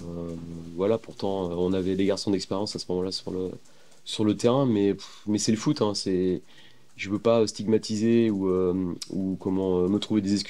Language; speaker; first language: French; native; French